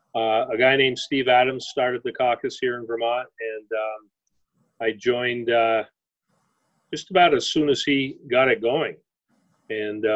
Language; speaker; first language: English; native; English